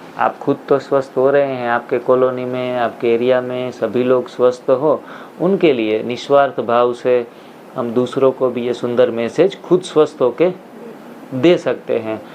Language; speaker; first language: Hindi; non-native, local second language; Gujarati